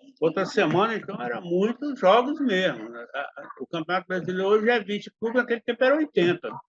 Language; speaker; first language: Portuguese; native; Portuguese